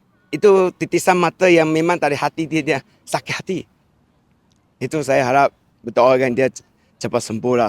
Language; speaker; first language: Malay; non-native, local second language; Chinese